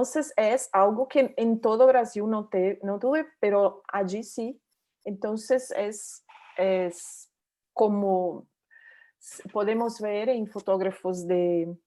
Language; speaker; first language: Spanish; non-native, learner; Portuguese